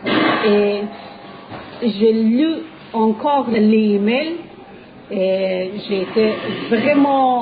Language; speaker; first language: French; non-native, learner; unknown